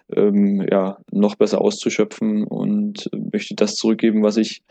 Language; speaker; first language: German; native; German